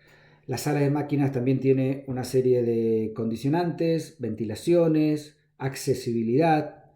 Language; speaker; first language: Spanish; native; Spanish